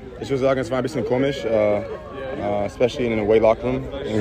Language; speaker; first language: German; early bilingual, heritage; English